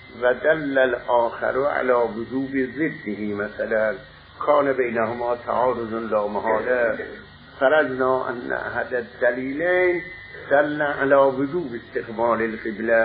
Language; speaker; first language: Arabic; non-native, fluent; Persian